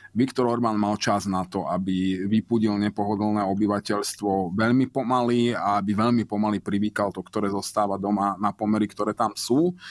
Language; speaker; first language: Slovak; non-native, local second language; Hungarian